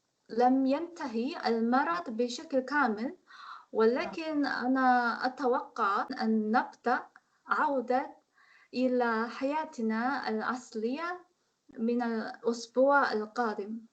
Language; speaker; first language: Arabic; non-native, learner; Korean